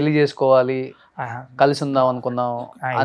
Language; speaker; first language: Telugu; native; Telugu